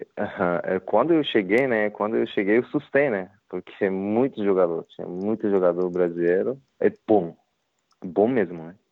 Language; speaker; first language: Portuguese; non-native, learner; Japanese